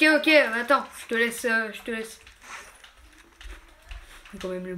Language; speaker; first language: French; native; French